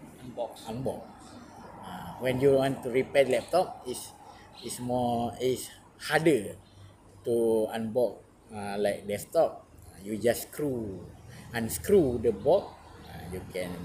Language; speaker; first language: English; non-native, learner; Malay